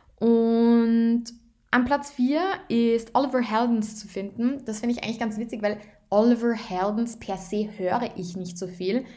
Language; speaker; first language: German; native; German